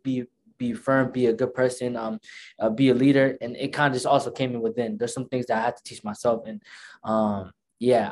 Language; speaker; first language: English; early bilingual, other home language; Somali